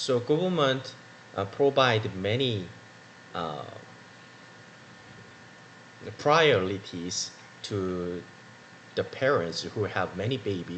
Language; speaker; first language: English; non-native, learner; Korean